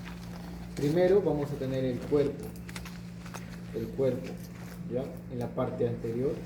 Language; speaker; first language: Spanish; native; Spanish